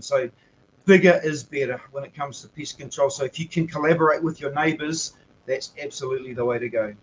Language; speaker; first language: English; native; English